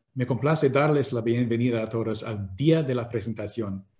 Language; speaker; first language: Spanish; non-native, fluent; English